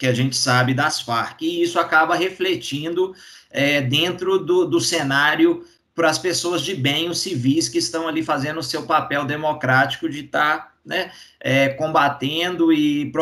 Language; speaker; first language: Portuguese; native; Portuguese